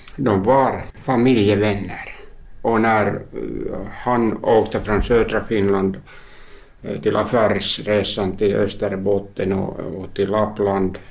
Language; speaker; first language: Swedish; non-native, local second language; Finnish